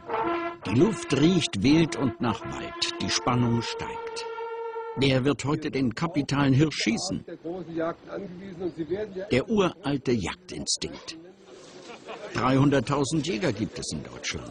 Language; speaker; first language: German; native; German